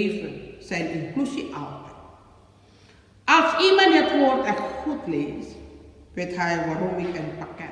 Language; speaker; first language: Dutch; non-native, learner; Indonesian